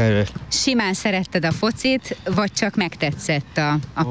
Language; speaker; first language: Hungarian; native; Hungarian